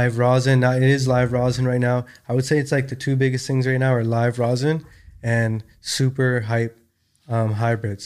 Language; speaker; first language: English; native; English